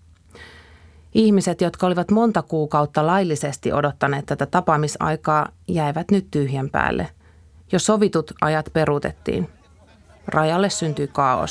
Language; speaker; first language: Finnish; native; Finnish